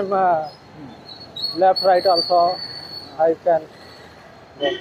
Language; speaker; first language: English; non-native, learner; Hindi